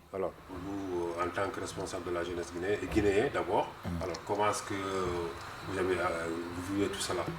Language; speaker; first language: French; non-native, local second language; Wolof